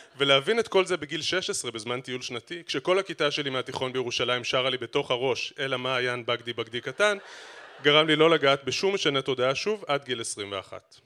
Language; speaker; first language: Hebrew; native; Hebrew